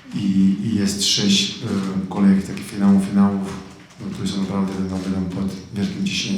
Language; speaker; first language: Polish; non-native, fluent; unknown